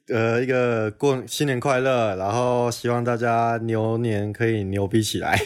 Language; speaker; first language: Chinese; early bilingual, heritage; Chinese